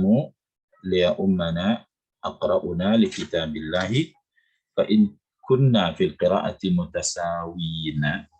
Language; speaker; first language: Arabic; non-native, fluent; Indonesian